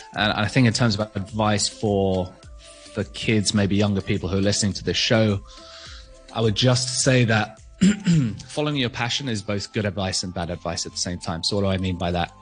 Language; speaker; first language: English; native; English